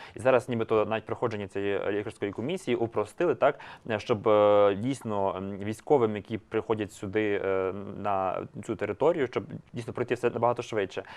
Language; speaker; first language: Ukrainian; native; Ukrainian